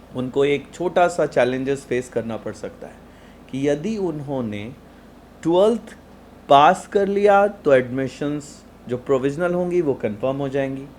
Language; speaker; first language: Hindi; native; Hindi